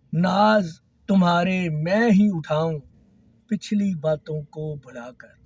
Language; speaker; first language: Urdu; non-native, local second language; Punjabi